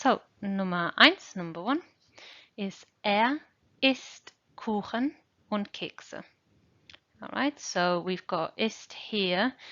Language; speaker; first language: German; non-native, fluent; English